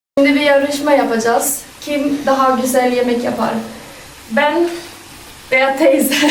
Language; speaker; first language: Turkish; non-native, fluent; Swedish